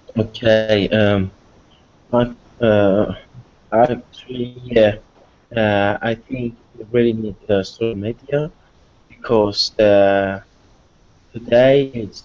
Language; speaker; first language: English; non-native, learner; Arabic